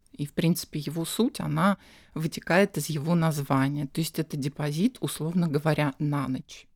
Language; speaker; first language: Russian; native; Russian